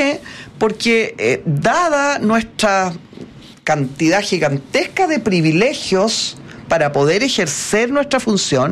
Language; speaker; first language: Spanish; native; Spanish